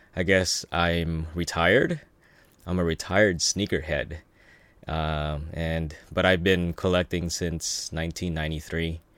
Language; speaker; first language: English; early bilingual, other home language; Filipino